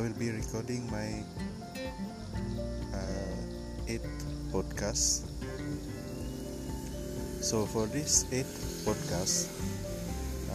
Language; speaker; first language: English; non-native, local second language; Malay